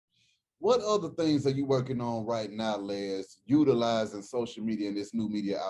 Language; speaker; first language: English; native; English